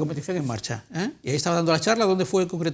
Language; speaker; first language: Spanish; native; Spanish